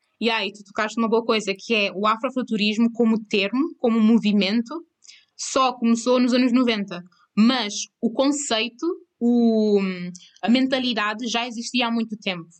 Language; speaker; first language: Portuguese; non-native, local second language; Kabuverdianu